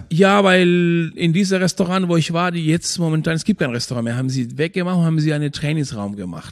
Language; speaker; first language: German; non-native, fluent; Spanish